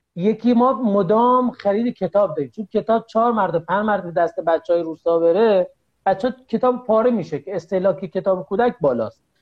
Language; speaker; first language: Persian; native; Persian